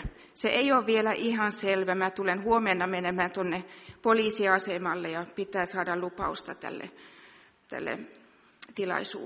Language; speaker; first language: Finnish; non-native, local second language; Swedish